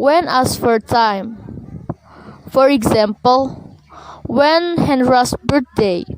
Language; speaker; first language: English; non-native, learner; Indonesian